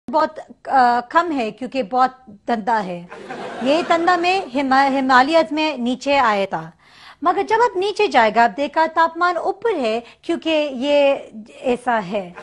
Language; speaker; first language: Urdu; non-native, learner; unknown